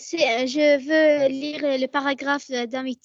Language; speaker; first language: French; non-native, learner; Arabic